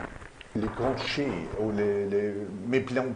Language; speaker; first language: French; non-native, learner; German